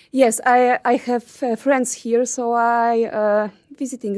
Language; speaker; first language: English; non-native, learner; Polish